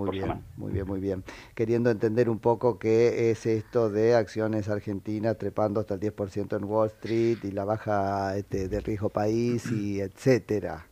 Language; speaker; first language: Spanish; native; Spanish